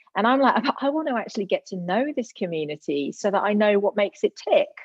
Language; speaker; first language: English; native; English